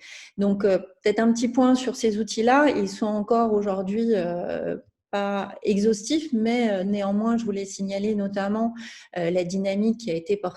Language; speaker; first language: French; native; French